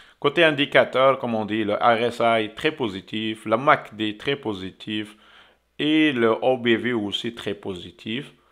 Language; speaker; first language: French; non-native, local second language; Arabic